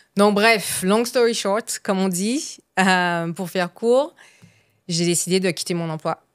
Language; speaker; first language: French; native; French